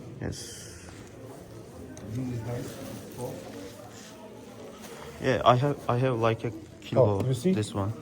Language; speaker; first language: English; non-native, learner; Turkish